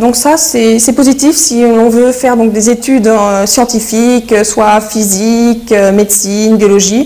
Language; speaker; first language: French; early bilingual, heritage; French